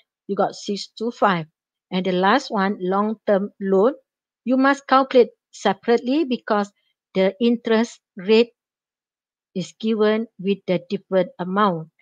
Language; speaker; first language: English; non-native, local second language; Malay